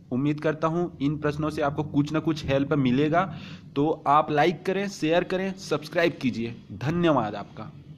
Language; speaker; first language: Hindi; native; Hindi